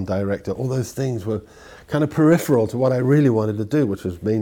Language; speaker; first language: English; native; English